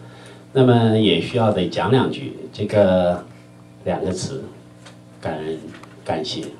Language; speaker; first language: Chinese; native; Chinese